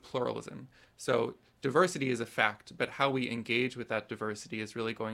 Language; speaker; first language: English; native; English